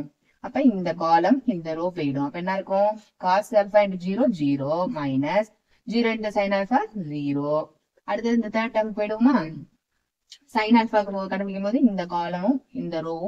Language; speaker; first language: Tamil; native; Tamil